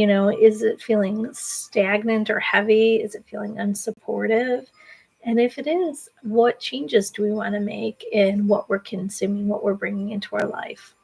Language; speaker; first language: English; native; English